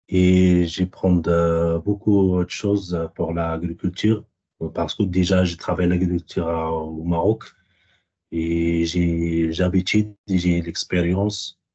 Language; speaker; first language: French; non-native, learner; Arabic